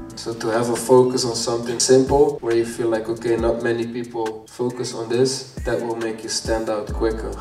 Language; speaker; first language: English; non-native, fluent; Dutch